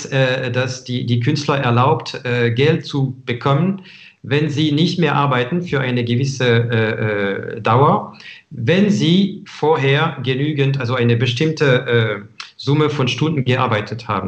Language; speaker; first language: German; non-native, fluent; French